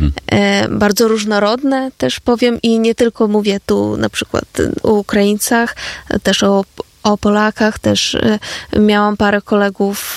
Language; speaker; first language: Polish; non-native, fluent; Ukrainian